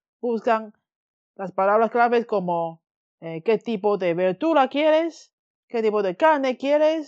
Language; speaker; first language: Spanish; non-native, fluent; Chinese